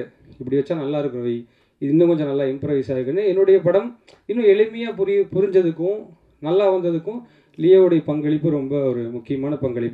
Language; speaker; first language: Tamil; native; Tamil